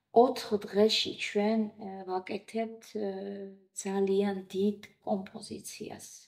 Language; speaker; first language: Georgian; non-native, local second language; Azerbaijani